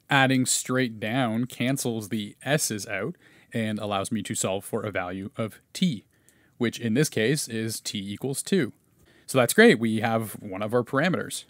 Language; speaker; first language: English; native; English